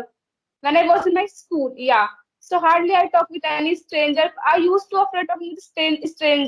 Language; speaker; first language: English; non-native, learner; Hindi